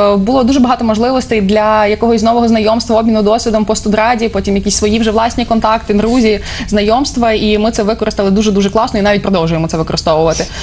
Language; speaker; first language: Ukrainian; native; Ukrainian